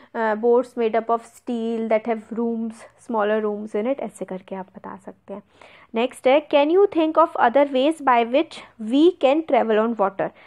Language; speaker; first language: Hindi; native; Hindi